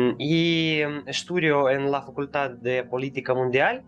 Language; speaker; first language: Spanish; non-native, learner; Russian